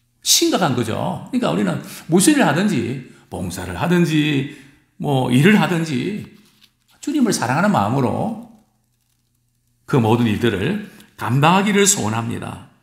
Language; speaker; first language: Korean; native; Korean